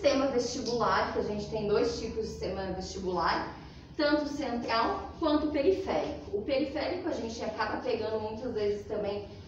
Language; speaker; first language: Portuguese; native; Portuguese